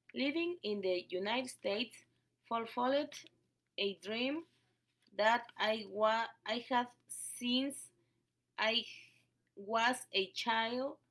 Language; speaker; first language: English; non-native, learner; Spanish